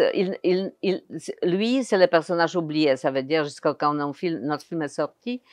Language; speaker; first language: French; non-native, fluent; Polish